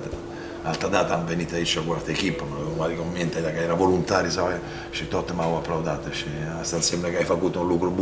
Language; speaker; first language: Romanian; non-native, fluent; Italian